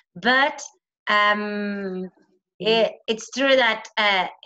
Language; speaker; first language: English; non-native, fluent; Spanish